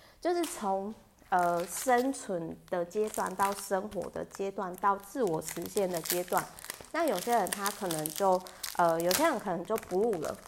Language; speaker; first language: Chinese; native; Chinese